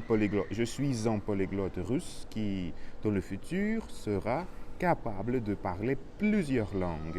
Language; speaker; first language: French; non-native, learner; Russian